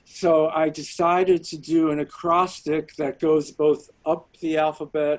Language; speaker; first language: English; native; English